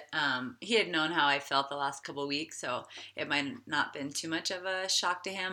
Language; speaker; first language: English; native; English